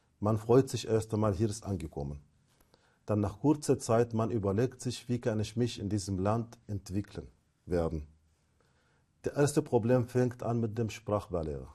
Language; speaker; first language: German; non-native, fluent; Arabic